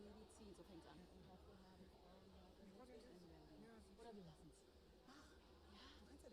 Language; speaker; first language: German; native; German